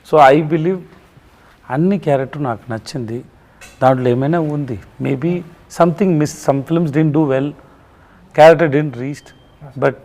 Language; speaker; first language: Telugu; non-native, learner; Tamil